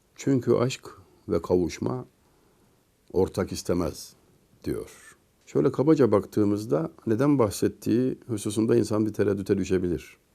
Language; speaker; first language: Turkish; native; Turkish